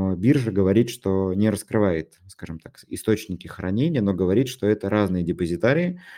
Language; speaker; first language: Russian; native; Russian